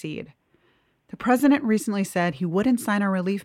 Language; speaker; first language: English; native; English